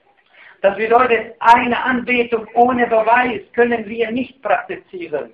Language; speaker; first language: German; non-native, fluent; Arabic